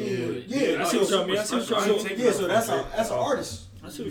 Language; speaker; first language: English; native; English